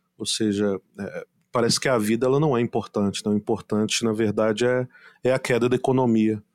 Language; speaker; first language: Portuguese; native; Portuguese